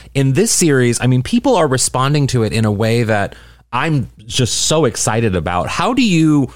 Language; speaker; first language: English; native; English